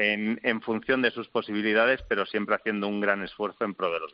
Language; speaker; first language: Spanish; native; Spanish